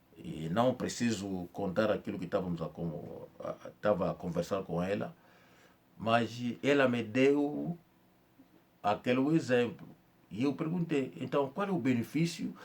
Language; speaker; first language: Portuguese; non-native, fluent; Kongo